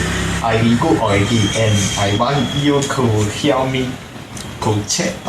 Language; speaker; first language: English; non-native, learner; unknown